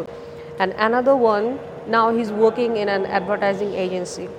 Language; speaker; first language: English; non-native, local second language; Bangla